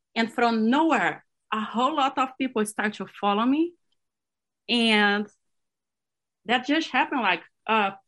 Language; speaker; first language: English; non-native, fluent; Portuguese